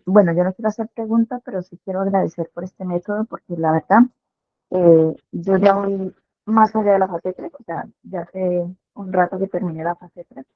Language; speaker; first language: Spanish; native; Spanish